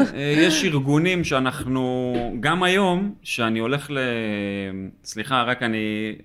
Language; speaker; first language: Hebrew; native; Hebrew